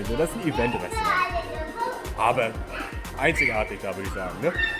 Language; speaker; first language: German; native; German